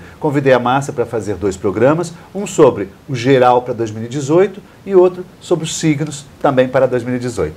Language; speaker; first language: Portuguese; native; Portuguese